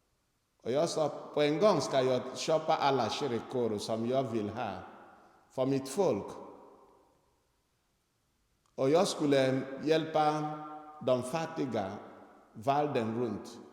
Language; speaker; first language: Swedish; non-native, fluent; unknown